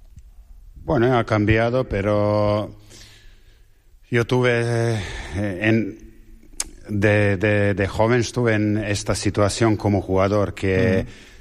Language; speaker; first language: Spanish; non-native, fluent; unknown